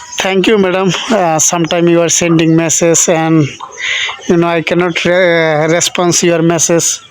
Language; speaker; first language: English; non-native, learner; Bangla